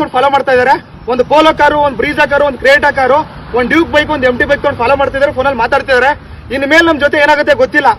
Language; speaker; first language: Kannada; non-native, local second language; Malayalam